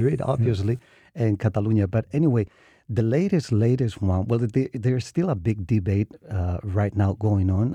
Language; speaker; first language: English; non-native, fluent; Spanish